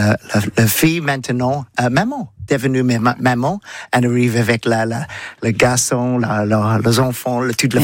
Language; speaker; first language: French; non-native, learner; English